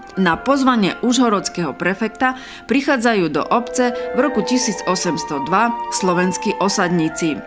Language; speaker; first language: Slovak; native; Slovak